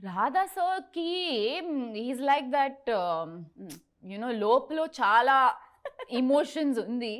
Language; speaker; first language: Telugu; non-native, learner; Tulu